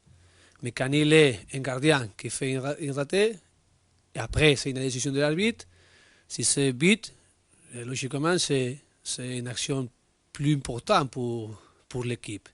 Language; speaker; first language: French; non-native, learner; Spanish